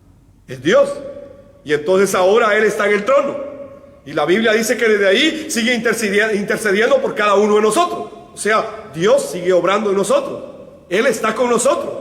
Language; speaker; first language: Spanish; native; Spanish